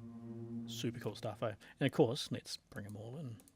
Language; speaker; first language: English; native; English